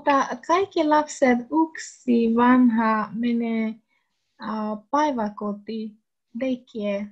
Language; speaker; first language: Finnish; non-native, learner; English